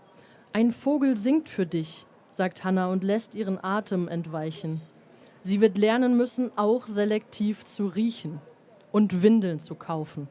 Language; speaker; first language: German; native; German